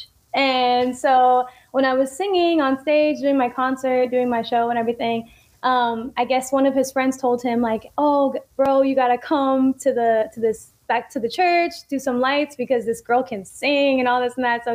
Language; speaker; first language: English; native; English